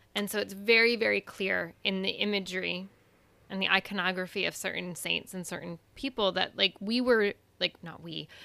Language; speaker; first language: English; early bilingual, other home language; Spanish